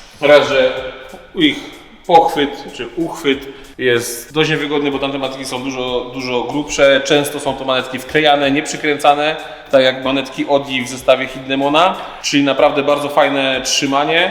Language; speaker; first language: Polish; native; Polish